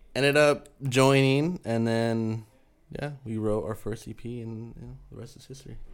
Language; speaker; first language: English; early bilingual, other home language; Spanish